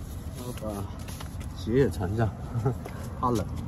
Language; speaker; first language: Chinese; native; Chinese